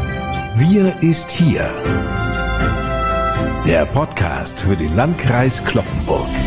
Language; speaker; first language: German; native; German